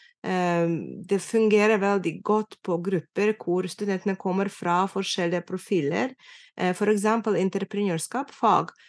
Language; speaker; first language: Norwegian; non-native, fluent; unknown